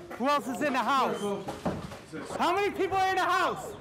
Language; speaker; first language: English; native; English